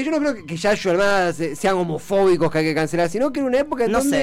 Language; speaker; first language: Spanish; native; Spanish